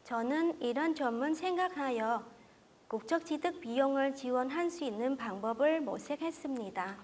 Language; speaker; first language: Korean; non-native, fluent; Vietnamese